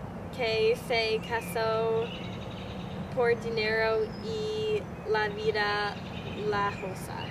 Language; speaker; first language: Spanish; non-native, learner; English